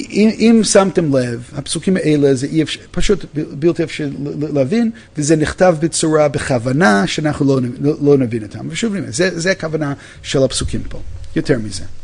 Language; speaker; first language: Hebrew; non-native, fluent; English